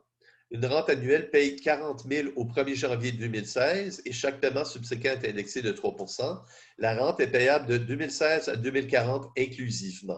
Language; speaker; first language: French; native; French